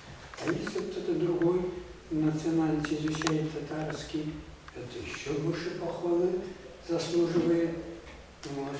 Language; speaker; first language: Russian; non-native, local second language; Tatar